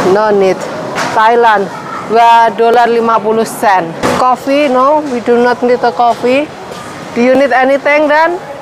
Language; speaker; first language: English; non-native, learner; Indonesian